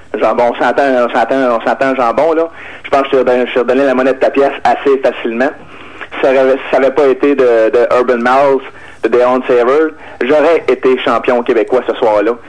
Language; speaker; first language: French; native; French